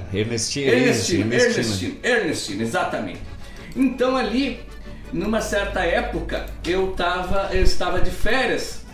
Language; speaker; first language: Portuguese; native; Portuguese